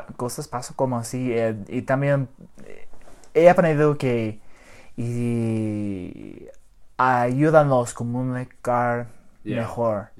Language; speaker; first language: Spanish; early bilingual, heritage; English